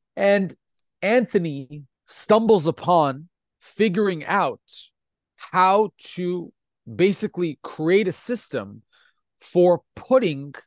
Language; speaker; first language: English; non-native, fluent; Italian